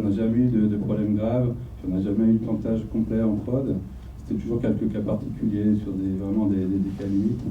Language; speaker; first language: French; native; French